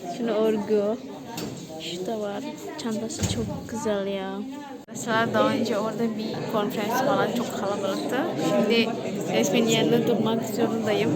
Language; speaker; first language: Turkish; non-native, fluent; Indonesian